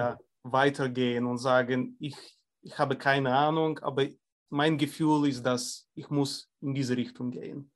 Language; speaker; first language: German; non-native, fluent; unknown